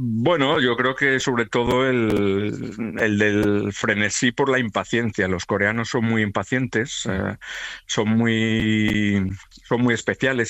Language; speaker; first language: Spanish; native; Spanish